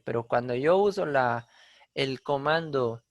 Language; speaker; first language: Spanish; native; Spanish